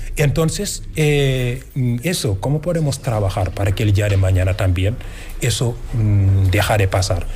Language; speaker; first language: Spanish; non-native, fluent; Wolof